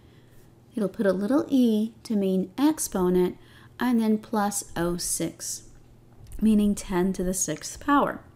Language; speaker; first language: English; native; English